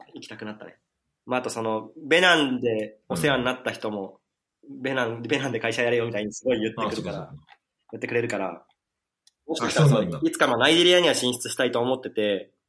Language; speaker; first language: Japanese; native; Japanese